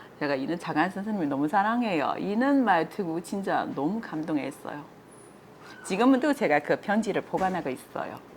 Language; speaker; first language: Korean; non-native, fluent; Chinese